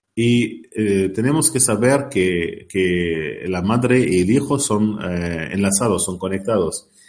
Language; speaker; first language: Spanish; non-native, learner; Arabic